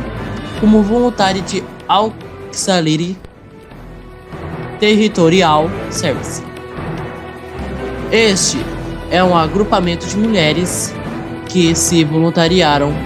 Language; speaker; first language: Portuguese; native; Portuguese